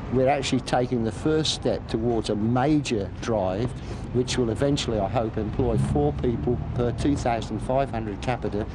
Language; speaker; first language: English; native; English